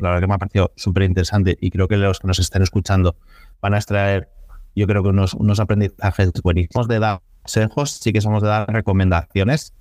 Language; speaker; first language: Spanish; native; Spanish